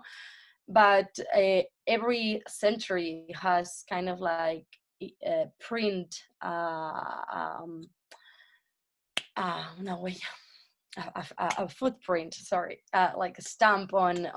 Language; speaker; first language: English; non-native, fluent; Spanish